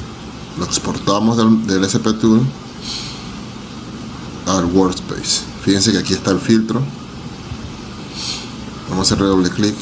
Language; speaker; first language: Spanish; native; Spanish